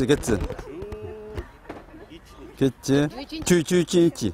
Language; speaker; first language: Japanese; non-native, learner; Korean